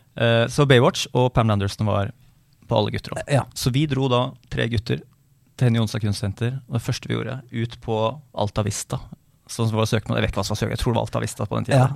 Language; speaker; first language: Norwegian; native; Norwegian